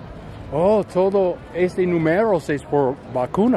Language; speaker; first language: Spanish; non-native, learner; English